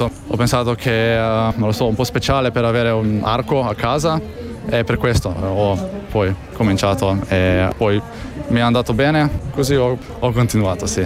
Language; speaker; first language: Italian; non-native, learner; Slovenian